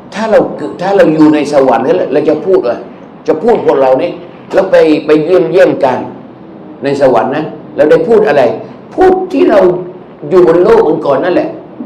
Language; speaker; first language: Thai; non-native, local second language; Malay